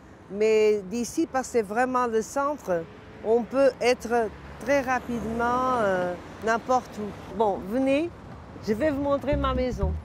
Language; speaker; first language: French; non-native, fluent; Portuguese